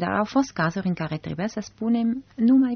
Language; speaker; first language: Romanian; non-native, fluent; German